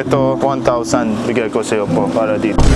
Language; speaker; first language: Filipino; non-native, learner; Arabic